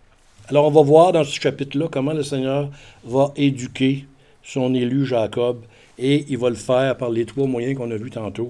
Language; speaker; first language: French; native; French